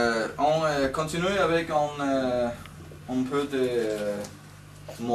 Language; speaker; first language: French; non-native, learner; Danish